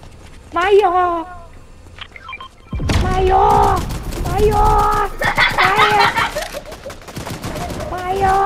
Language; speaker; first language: Russian; native; Russian